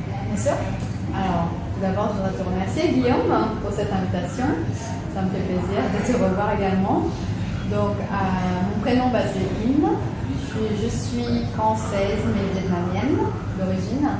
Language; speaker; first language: French; early bilingual, other home language; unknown